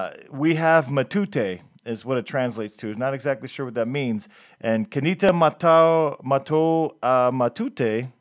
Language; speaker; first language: English; native; English